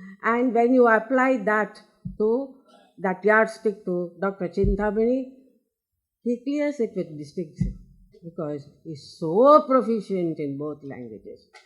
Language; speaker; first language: English; non-native, local second language; Tamil